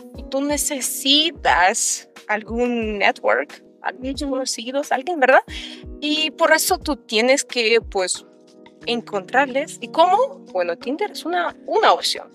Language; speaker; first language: Spanish; non-native, fluent; Russian